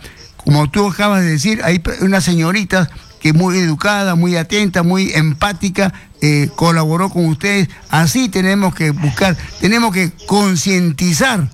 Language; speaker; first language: Spanish; native; Spanish